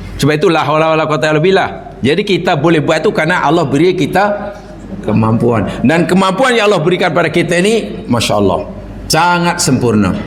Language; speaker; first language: Malay; native; Malay